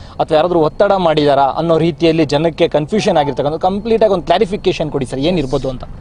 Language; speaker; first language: Kannada; native; Kannada